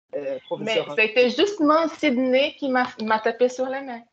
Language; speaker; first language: French; non-native, fluent; Portuguese